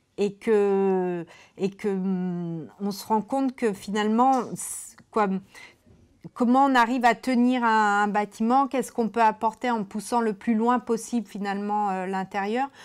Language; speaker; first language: French; native; French